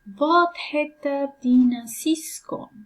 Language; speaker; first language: Swedish; non-native, learner; Persian